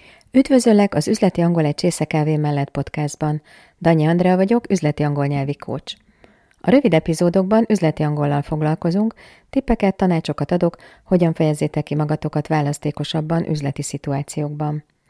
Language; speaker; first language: Hungarian; native; Hungarian